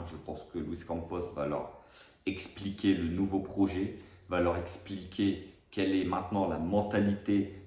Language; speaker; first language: French; native; French